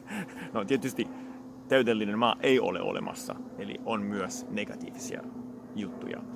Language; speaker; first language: Finnish; non-native, fluent; Italian